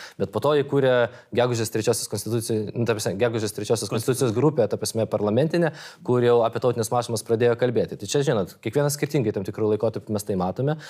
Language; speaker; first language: Lithuanian; non-native, local second language; Polish